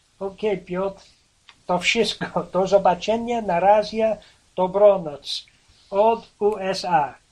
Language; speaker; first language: Polish; non-native, learner; English